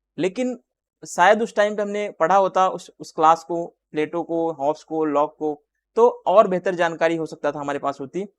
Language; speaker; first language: Hindi; native; Hindi